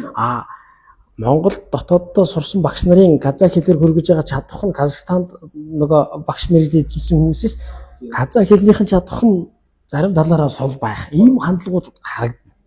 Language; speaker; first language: Mongolian; non-native, local second language; Kazakh